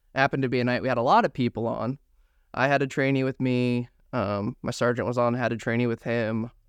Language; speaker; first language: English; native; English